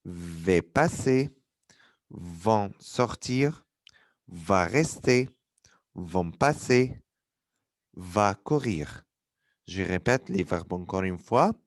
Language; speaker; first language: French; non-native, fluent; Arabic